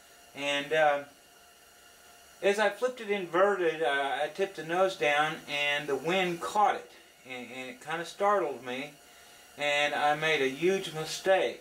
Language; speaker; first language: English; native; English